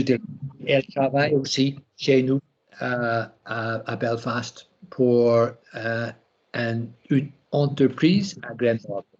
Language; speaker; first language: French; non-native, learner; English